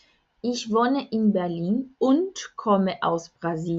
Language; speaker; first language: German; non-native, fluent; Portuguese